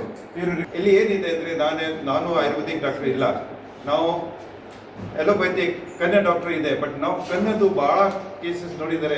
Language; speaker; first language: Kannada; non-native, local second language; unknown